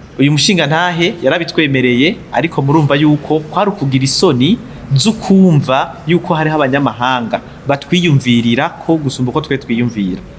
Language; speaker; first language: Rundi; native; Rundi